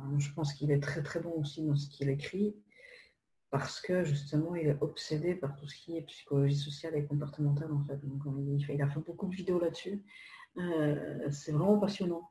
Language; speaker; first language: French; non-native, fluent; Polish